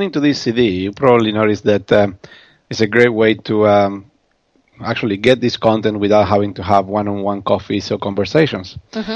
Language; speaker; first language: English; non-native, fluent; Spanish